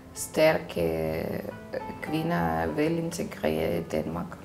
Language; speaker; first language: Danish; non-native, fluent; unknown